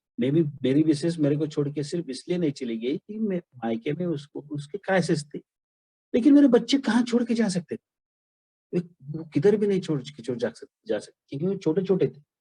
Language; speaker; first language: Hindi; non-native, local second language; Marathi